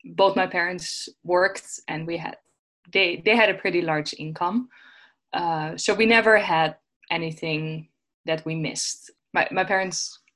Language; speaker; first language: English; non-native, fluent; Dutch